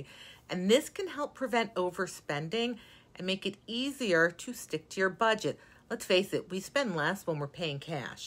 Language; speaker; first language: English; native; English